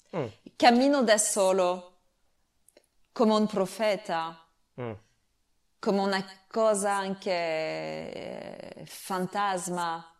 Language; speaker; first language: Italian; non-native, fluent; French